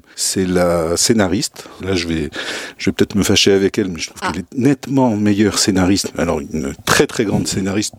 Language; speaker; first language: French; non-native, local second language; Tachelhit